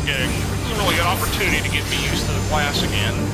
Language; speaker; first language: English; native; English